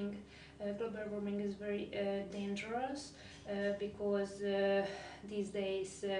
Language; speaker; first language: English; non-native, learner; Hungarian